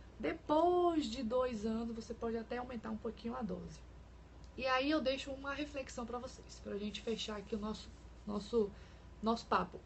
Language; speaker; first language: Portuguese; native; Portuguese